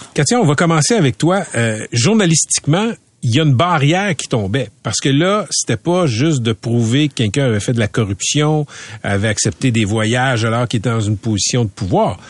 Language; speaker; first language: French; native; French